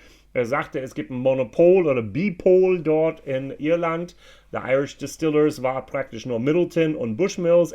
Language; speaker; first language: German; non-native, fluent; English